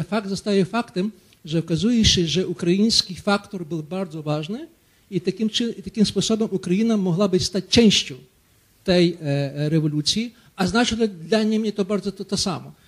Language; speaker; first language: Ukrainian; native; Ukrainian